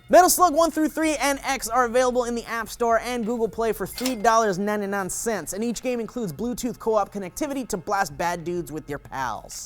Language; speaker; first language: English; native; English